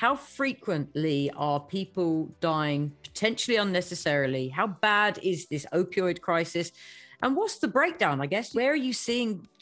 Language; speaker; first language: English; native; English